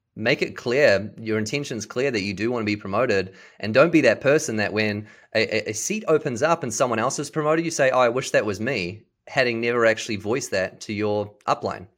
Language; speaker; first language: English; native; English